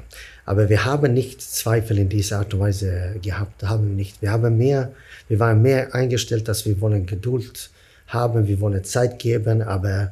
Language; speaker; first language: German; non-native, fluent; Swedish